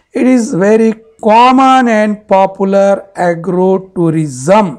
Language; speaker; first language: English; non-native, local second language; Marathi